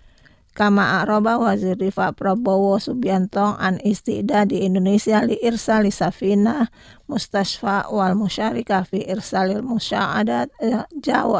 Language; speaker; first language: Arabic; non-native, fluent; Indonesian